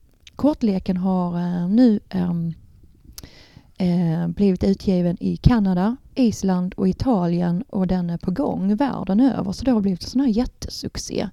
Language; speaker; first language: Swedish; native; Swedish